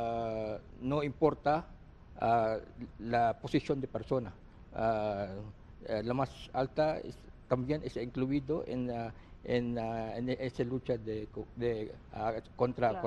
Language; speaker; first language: Spanish; non-native, learner; Filipino